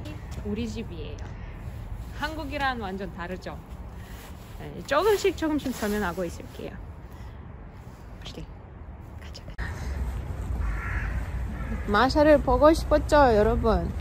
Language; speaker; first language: Korean; non-native, fluent; Russian